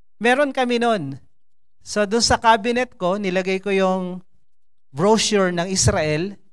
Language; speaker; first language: Filipino; non-native, local second language; Cebuano